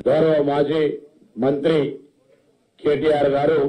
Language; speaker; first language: Telugu; native; Telugu